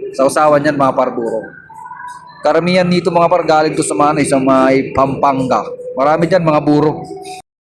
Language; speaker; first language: Filipino; native; Filipino